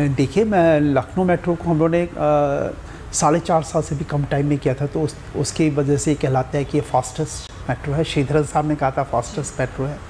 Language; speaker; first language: Hindi; native; Hindi